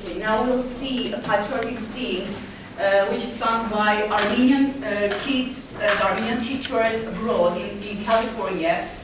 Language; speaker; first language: English; non-native, fluent; Armenian